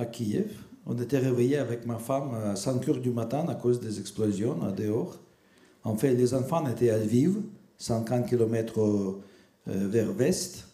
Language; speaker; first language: French; non-native, fluent; Russian